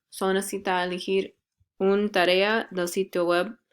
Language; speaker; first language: Spanish; non-native, learner; English